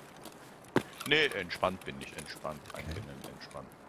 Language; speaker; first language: German; native; German